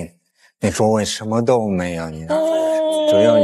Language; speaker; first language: Chinese; non-native, fluent; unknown